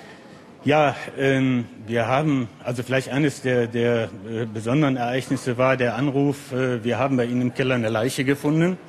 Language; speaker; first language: German; native; German